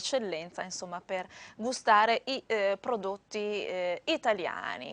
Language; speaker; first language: Italian; native; Italian